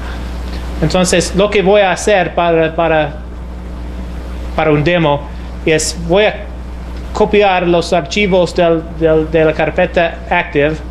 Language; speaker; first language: Spanish; non-native, fluent; English